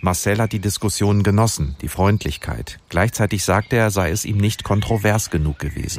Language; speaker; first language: German; native; German